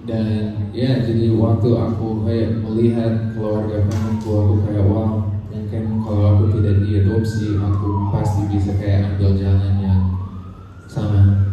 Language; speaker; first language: Indonesian; non-native, fluent; English